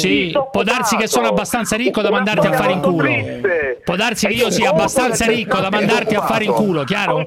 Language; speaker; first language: Italian; native; Italian